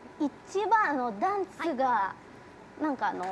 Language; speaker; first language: Japanese; non-native, learner; Indonesian